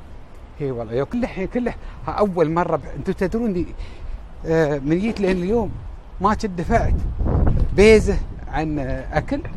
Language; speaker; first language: Arabic; native; Arabic